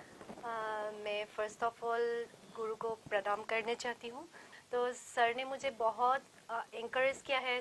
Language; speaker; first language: Hindi; non-native, local second language; Assamese